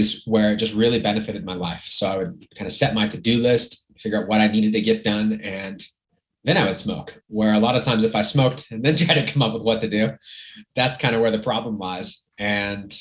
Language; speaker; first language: English; native; English